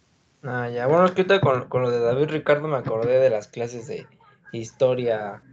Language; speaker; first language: Spanish; native; Spanish